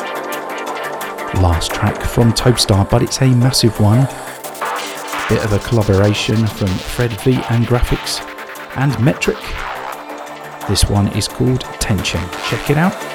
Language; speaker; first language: English; native; English